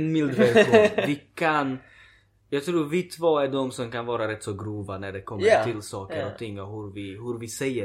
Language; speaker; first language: Swedish; early bilingual, other home language; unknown